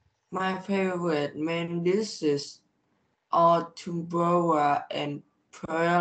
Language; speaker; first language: English; non-native, learner; Vietnamese